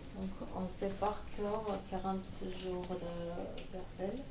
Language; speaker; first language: French; non-native, fluent; Armenian